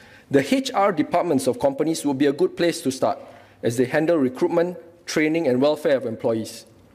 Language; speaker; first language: English; non-native, local second language; Malay